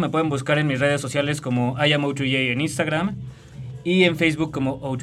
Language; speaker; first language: Spanish; native; Spanish